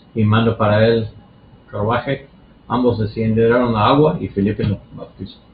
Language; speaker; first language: Spanish; non-native, learner; English